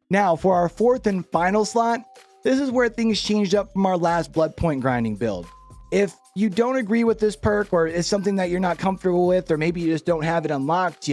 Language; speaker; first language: English; native; English